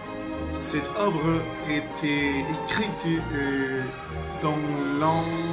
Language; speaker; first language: French; non-native, learner; Spanish